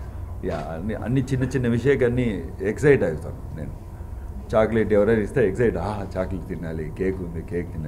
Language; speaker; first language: Telugu; non-native, learner; Tamil